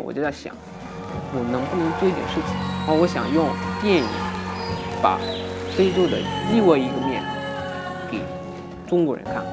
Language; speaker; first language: Chinese; non-native, fluent; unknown